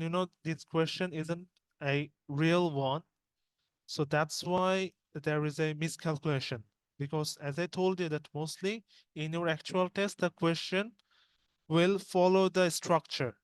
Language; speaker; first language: English; non-native, fluent; Bangla